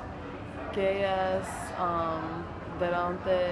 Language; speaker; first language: Spanish; non-native, learner; English